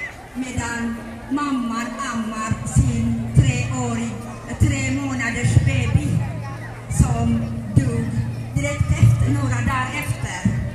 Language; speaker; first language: Swedish; non-native, fluent; Oromo